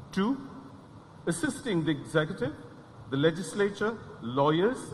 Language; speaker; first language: English; non-native, local second language; Bangla